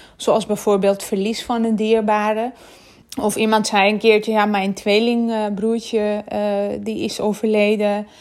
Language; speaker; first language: Dutch; non-native, fluent; Armenian